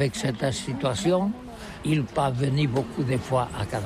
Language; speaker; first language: French; non-native, learner; Catalan